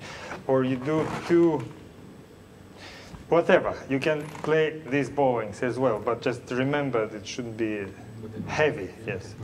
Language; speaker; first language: English; non-native, learner; Russian